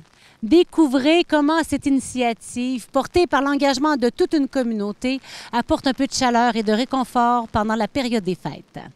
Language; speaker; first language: French; native; French